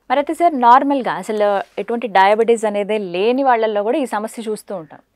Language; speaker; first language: Telugu; native; Telugu